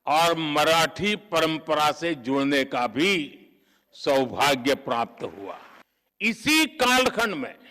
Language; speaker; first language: Hindi; non-native, local second language; Gujarati